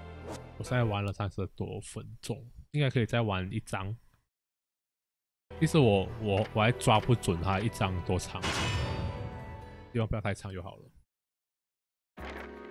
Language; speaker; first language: Chinese; native; Chinese